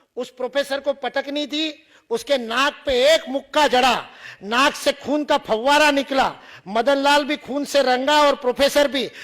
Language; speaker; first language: Hindi; non-native, local second language; Marathi